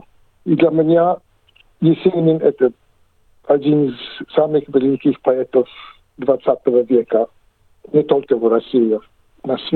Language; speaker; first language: Russian; non-native, fluent; English